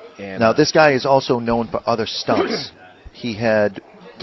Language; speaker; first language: English; native; English